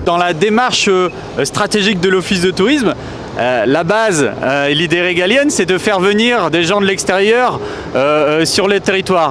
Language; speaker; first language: French; native; French